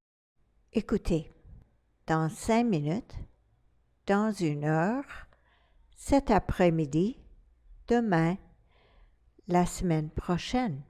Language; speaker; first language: French; non-native, fluent; English